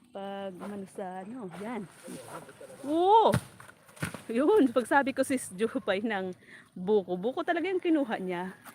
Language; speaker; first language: Filipino; non-native, local second language; Bikol